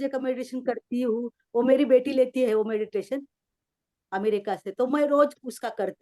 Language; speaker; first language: Hindi; non-native, local second language; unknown